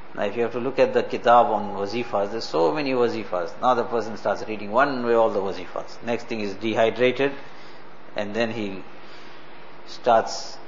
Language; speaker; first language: English; native; English